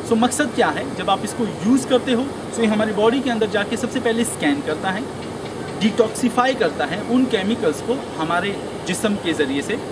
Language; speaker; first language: Urdu; non-native, local second language; Pashto